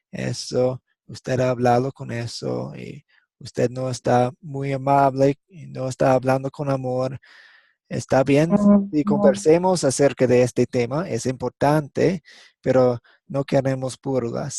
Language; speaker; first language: Spanish; non-native, fluent; English